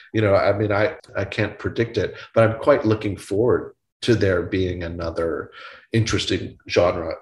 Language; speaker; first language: English; native; English